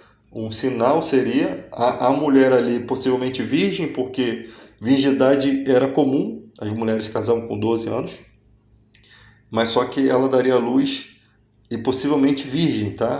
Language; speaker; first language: Portuguese; native; Portuguese